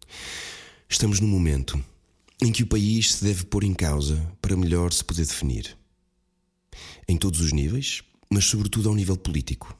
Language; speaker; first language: Portuguese; native; Portuguese